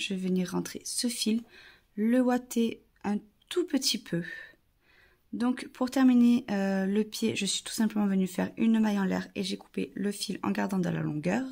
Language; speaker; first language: French; native; French